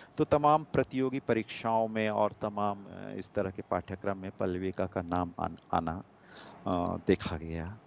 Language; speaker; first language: Hindi; non-native, local second language; Gujarati